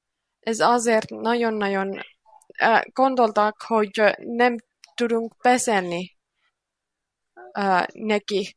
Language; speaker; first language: Hungarian; non-native, learner; Finnish